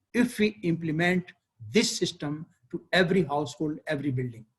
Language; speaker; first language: English; non-native, local second language; Hindi